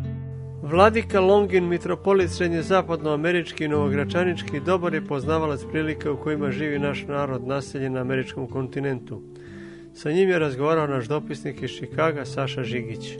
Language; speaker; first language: Serbian; native; Serbian